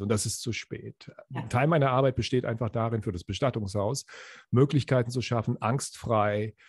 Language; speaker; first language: German; native; German